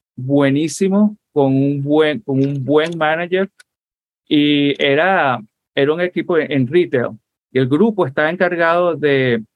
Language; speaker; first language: Spanish; native; Spanish